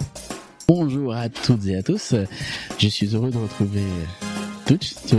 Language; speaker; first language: French; native; French